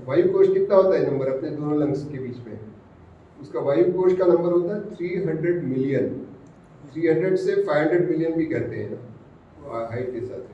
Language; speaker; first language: Hindi; non-native, local second language; Marathi